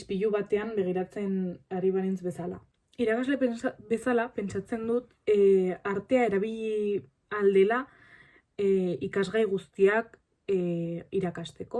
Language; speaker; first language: Basque; non-native, local second language; Spanish